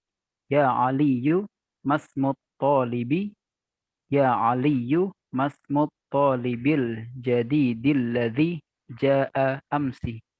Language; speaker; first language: Arabic; non-native, learner; Indonesian